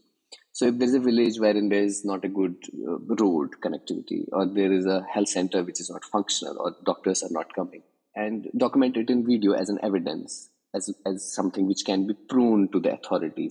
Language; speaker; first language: English; non-native, local second language; Kashmiri